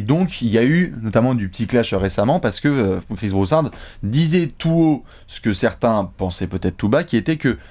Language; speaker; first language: French; native; French